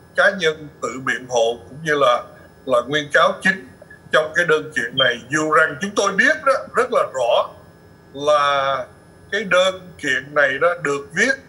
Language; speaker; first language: Vietnamese; early bilingual, other home language; English